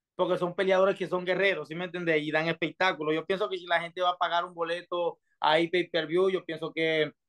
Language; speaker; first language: Spanish; native; Spanish